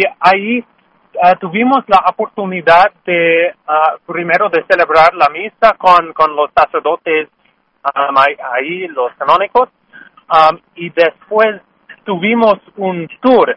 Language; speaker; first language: Spanish; non-native, fluent; English